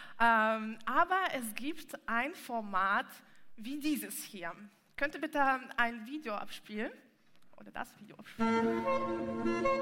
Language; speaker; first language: German; non-native, fluent; Russian